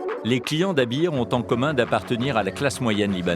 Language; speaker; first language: French; native; French